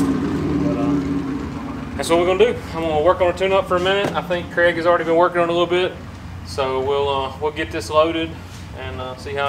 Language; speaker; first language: English; native; English